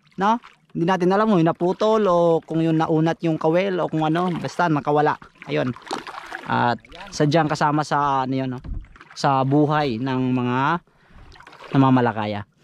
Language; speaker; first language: Filipino; non-native, local second language; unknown